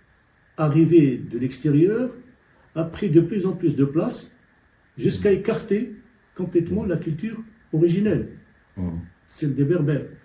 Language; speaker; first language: French; non-native, local second language; Tachelhit